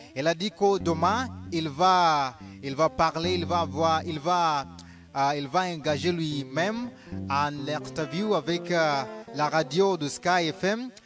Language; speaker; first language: French; non-native, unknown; Luo (Kenya and Tanzania)